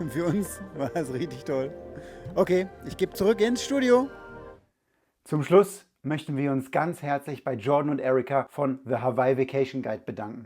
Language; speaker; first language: German; native; German